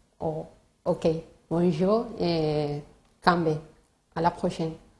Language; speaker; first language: French; non-native, learner; Spanish